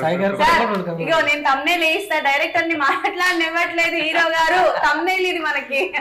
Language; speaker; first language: Telugu; native; Telugu